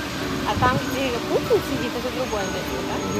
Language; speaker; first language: Russian; native; Russian